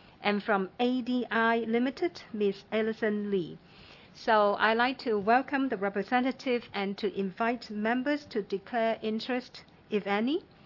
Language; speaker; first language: English; non-native, local second language; Cantonese